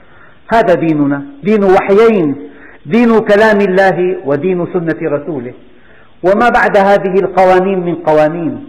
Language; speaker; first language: Arabic; native; Arabic